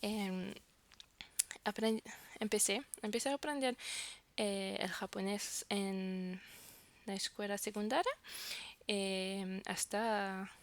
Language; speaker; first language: Spanish; non-native, fluent; French